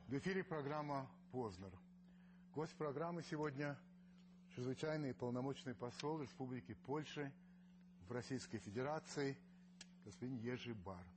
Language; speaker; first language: Russian; early bilingual, heritage; Russian